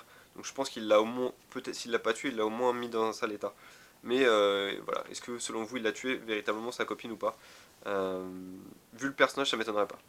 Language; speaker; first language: French; native; French